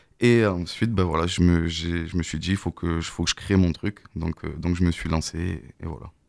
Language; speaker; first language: French; native; French